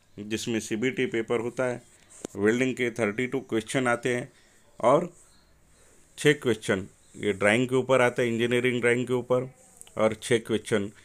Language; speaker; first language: Hindi; non-native, local second language; Marathi